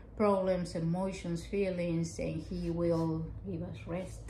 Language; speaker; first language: English; non-native, fluent; Spanish